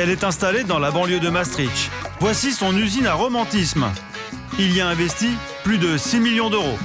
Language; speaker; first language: French; native; French